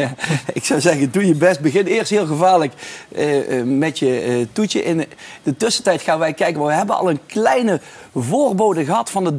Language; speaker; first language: Dutch; native; Dutch